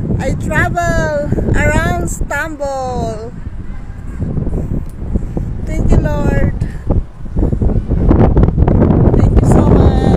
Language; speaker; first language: English; non-native, learner; Filipino